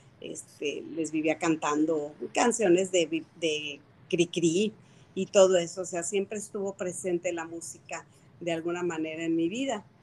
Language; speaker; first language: Spanish; native; Spanish